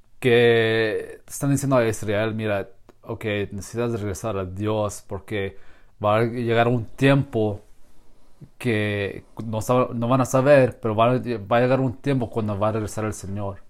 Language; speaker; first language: Spanish; non-native, learner; English